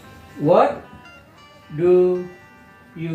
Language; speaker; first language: English; non-native, fluent; Indonesian